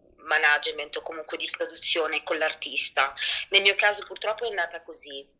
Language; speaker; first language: Italian; native; Italian